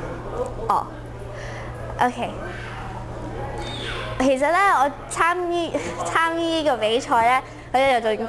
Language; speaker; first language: Cantonese; early bilingual, heritage; Cantonese